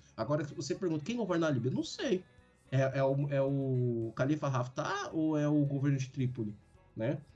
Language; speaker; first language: Portuguese; non-native, fluent; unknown